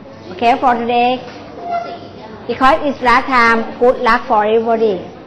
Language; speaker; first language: English; non-native, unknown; Thai